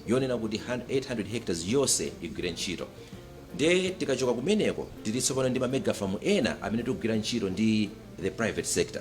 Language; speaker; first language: Nyanja; native; Nyanja